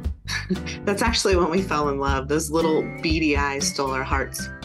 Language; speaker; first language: English; native; English